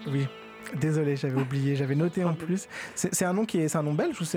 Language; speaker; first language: French; native; French